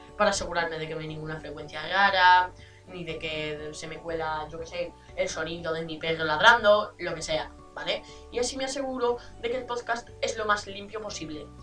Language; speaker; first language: Spanish; native; Spanish